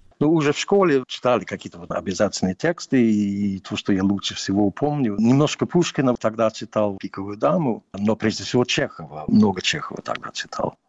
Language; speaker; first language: Russian; non-native, fluent; English